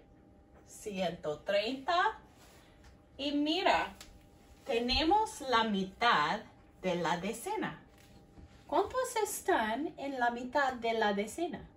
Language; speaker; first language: Spanish; non-native, fluent; English